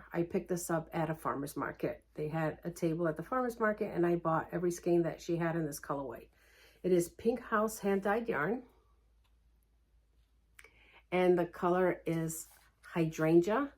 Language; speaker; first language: English; early bilingual, other home language; Portuguese